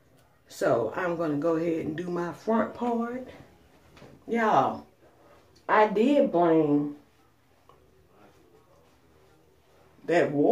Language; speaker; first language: English; native; English